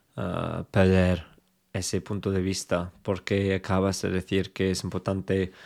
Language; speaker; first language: Spanish; non-native, fluent; English